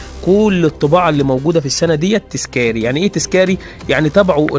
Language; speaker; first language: Arabic; native; Arabic